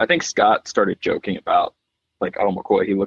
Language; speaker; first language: English; native; English